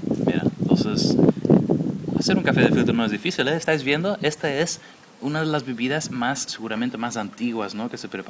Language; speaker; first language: Spanish; non-native, fluent; Dutch